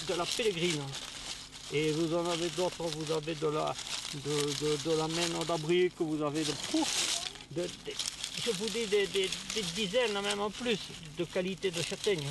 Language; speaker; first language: French; native; French